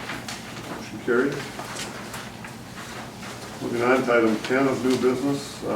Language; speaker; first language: English; native; English